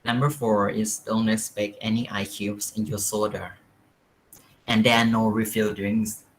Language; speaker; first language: English; non-native, fluent; Thai